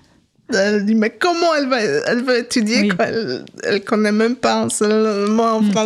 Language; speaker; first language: French; non-native, fluent; Polish